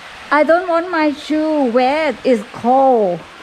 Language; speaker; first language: English; non-native, learner; Thai